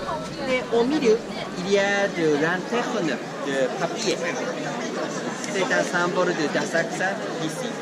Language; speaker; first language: French; non-native, learner; Japanese